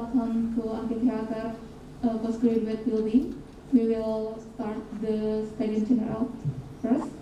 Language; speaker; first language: English; non-native, learner; Indonesian